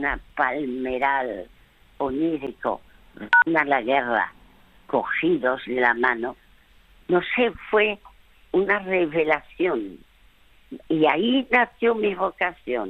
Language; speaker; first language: Spanish; early bilingual, other home language; French